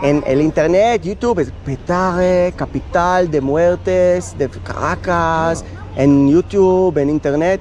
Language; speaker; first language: Spanish; non-native, learner; English